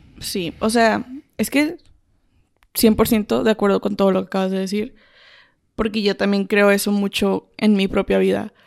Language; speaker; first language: Spanish; native; Spanish